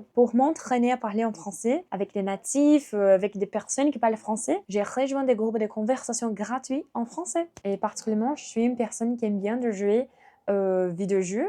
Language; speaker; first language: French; non-native, fluent; Portuguese